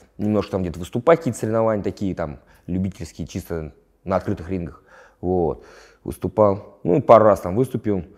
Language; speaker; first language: Russian; native; Russian